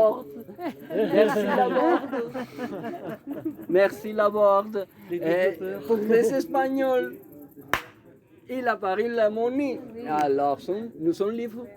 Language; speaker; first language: French; non-native, learner; Spanish